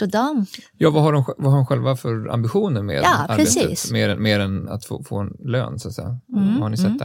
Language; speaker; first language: Swedish; native; Swedish